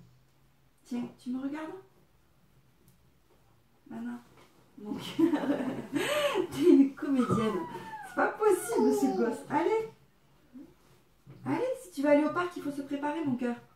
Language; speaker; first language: French; native; French